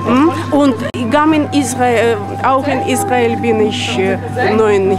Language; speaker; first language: German; non-native, learner; Russian